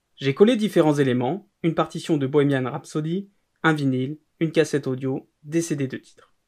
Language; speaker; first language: French; native; French